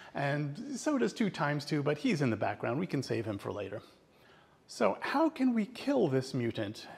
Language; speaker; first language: English; native; English